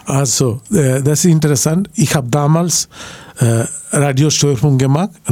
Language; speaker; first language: German; non-native, fluent; Bangla